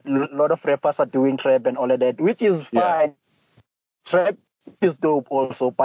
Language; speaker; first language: English; non-native, local second language; Zulu